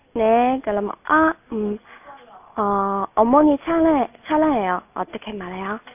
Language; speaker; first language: Korean; non-native, fluent; Chinese